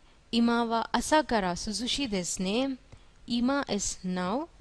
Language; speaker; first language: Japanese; non-native, fluent; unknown